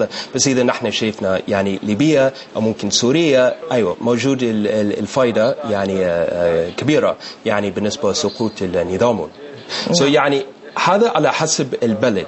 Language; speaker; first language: Arabic; non-native, learner; English